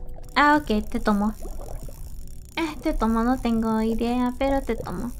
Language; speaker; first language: Spanish; non-native, learner; English